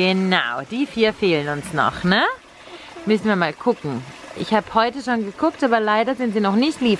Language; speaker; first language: German; native; German